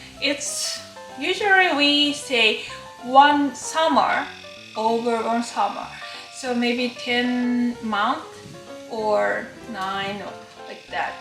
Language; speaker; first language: English; non-native, learner; Japanese